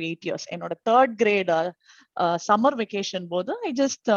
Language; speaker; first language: English; non-native, local second language; Tamil